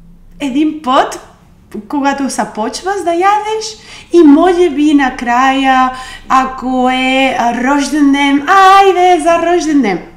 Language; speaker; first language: Bulgarian; non-native, learner; Spanish